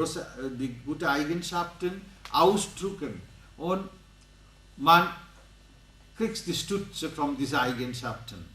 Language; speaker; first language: German; non-native, learner; Bangla